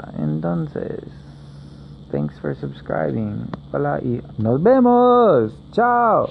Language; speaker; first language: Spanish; non-native, learner; English